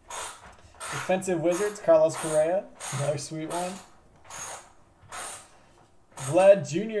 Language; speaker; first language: English; native; English